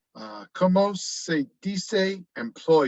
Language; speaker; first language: Spanish; non-native, learner; English